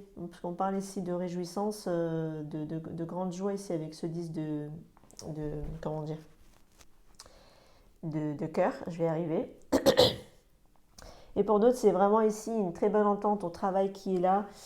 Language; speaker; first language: French; native; French